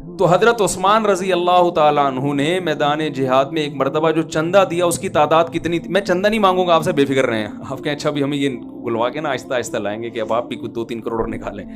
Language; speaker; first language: Urdu; native; Urdu